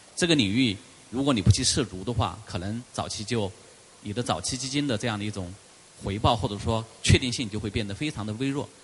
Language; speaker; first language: Chinese; native; Chinese